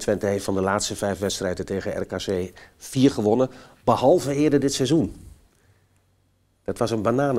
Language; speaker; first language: Dutch; native; Dutch